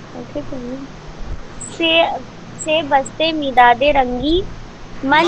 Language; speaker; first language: Persian; non-native, learner; Urdu